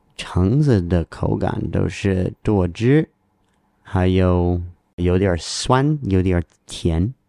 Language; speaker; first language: Chinese; non-native, learner; English